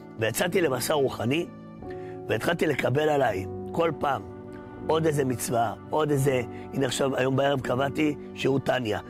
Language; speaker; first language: Hebrew; native; Hebrew